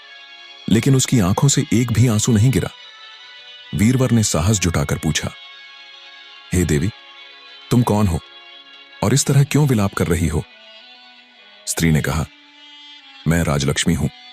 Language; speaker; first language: Hindi; native; Hindi